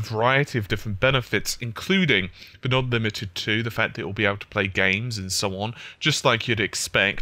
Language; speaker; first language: English; native; English